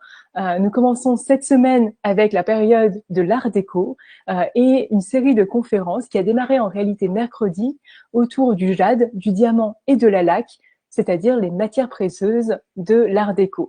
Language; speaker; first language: French; native; French